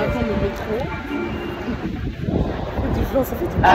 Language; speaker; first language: French; native; French